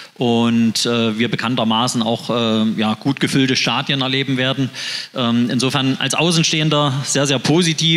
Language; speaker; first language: German; native; German